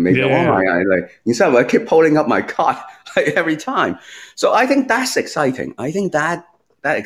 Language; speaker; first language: English; non-native, local second language; Cantonese